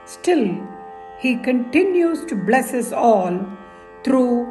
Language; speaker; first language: English; non-native, local second language; Tamil